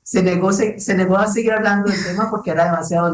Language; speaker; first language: Spanish; native; Spanish